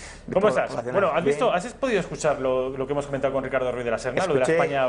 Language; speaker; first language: Spanish; native; Spanish